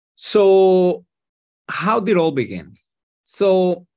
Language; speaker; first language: English; non-native, fluent; Spanish